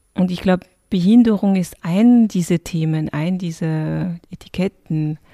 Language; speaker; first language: German; non-native, fluent; French